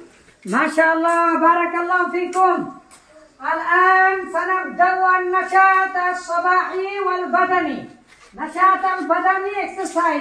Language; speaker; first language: Arabic; non-native, fluent; Bangla